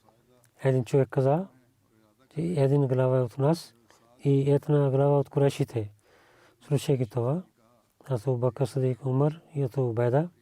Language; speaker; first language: Bulgarian; non-native, learner; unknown